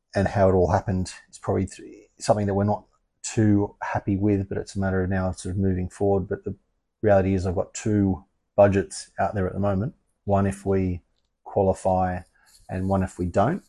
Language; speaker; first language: English; native; English